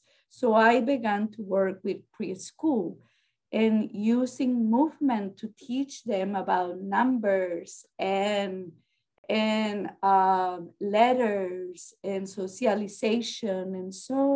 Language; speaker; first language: English; non-native, fluent; Spanish